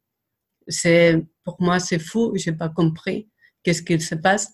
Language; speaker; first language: French; non-native, fluent; Spanish